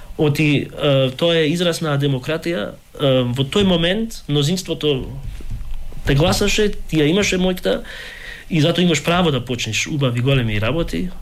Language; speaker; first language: Macedonian; early bilingual, heritage; Macedonian